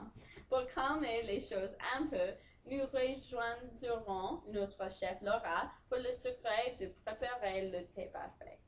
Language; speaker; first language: French; non-native, learner; English